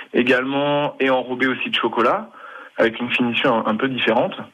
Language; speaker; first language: French; native; French